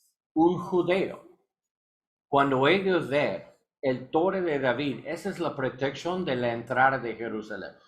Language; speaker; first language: Spanish; non-native, learner; English